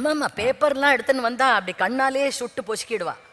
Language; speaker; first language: Tamil; native; Tamil